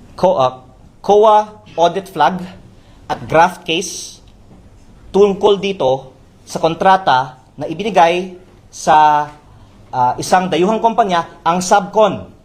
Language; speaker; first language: Filipino; native; Filipino